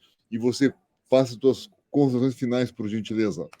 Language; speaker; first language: Portuguese; native; Portuguese